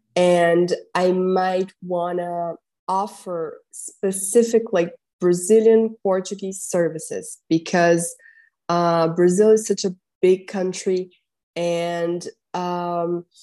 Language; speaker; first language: English; non-native, fluent; Portuguese